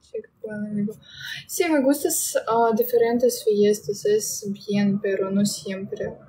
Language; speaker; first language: Spanish; non-native, learner; Russian